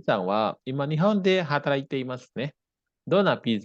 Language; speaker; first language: Japanese; non-native, fluent; Indonesian